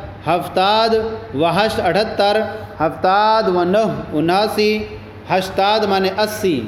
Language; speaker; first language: Persian; non-native, fluent; Urdu